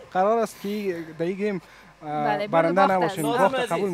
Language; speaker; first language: Persian; native; Persian